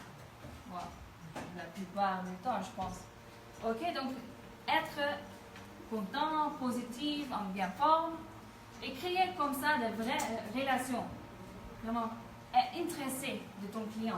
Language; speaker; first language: French; non-native, fluent; Dutch